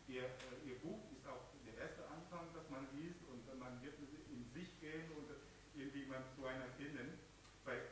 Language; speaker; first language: German; non-native, learner; Vietnamese